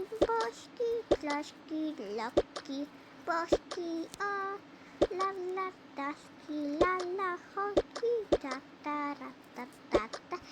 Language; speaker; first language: Polish; early bilingual, heritage; Polish